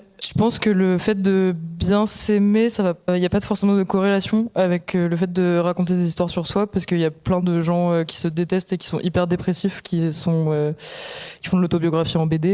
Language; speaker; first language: French; native; French